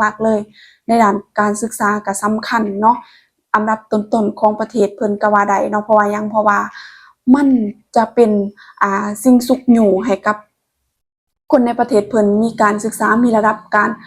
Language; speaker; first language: Thai; non-native, local second language; Lao